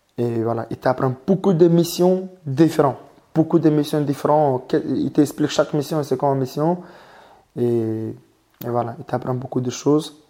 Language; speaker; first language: French; non-native, learner; Mongolian